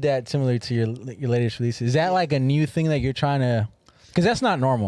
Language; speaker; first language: English; native; English